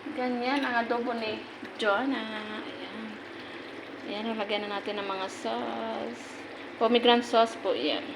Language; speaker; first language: Filipino; non-native, local second language; Hiligaynon